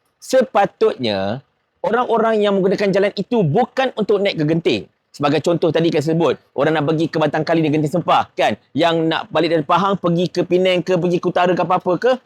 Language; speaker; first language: Malay; native; Malay